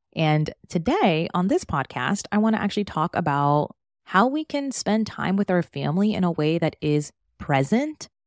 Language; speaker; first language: English; native; English